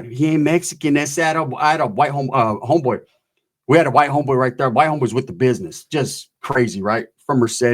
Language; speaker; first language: English; native; English